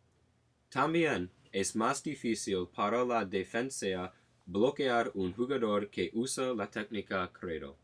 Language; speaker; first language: Spanish; non-native, learner; English